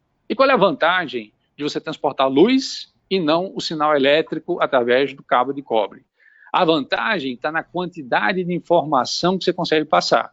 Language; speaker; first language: Portuguese; native; Portuguese